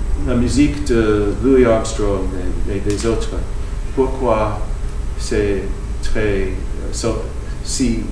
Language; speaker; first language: French; non-native, fluent; English